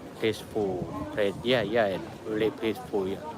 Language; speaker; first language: English; non-native, learner; Thai